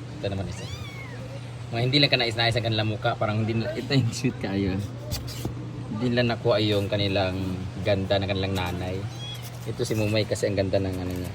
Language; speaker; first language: Filipino; non-native, local second language; Cebuano